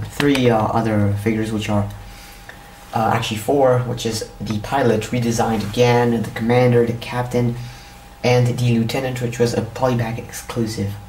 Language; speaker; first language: English; native; English